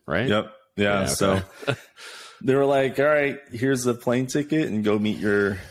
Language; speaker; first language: English; native; English